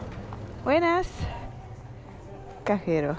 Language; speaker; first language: Spanish; non-native, learner; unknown